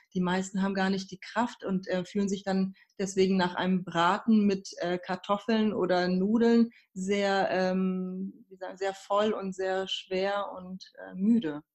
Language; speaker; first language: German; early bilingual, other home language; Persian